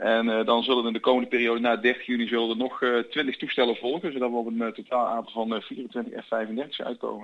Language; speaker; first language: Dutch; native; Dutch